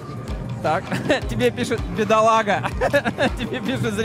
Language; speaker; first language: Russian; native; Russian